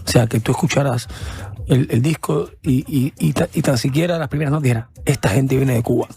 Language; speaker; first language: Spanish; native; Spanish